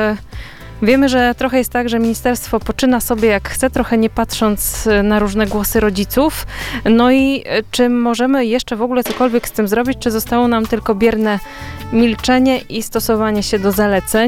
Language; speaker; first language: Polish; native; Polish